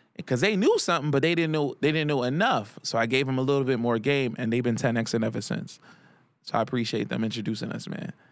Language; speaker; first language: English; early bilingual, other home language; Haitian Creole